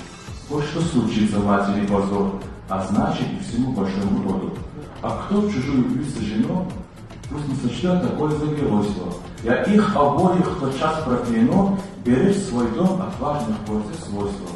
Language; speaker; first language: Russian; non-native, local second language; Lezghian